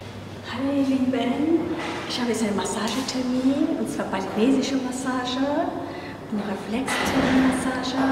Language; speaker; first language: German; non-native, fluent; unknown